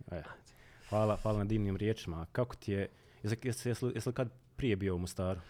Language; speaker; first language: Bosnian; native; Bosnian